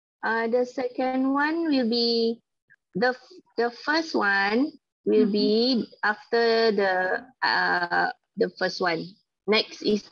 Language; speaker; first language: English; non-native, learner; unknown